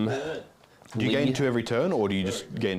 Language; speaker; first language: English; native; English